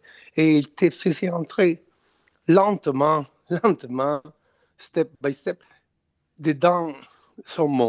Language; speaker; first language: French; non-native, fluent; Italian